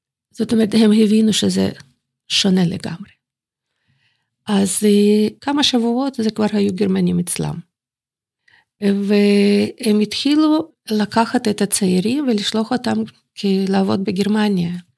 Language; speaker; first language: Hebrew; non-native, fluent; Russian